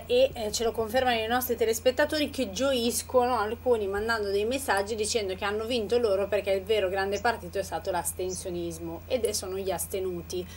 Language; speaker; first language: Italian; native; Italian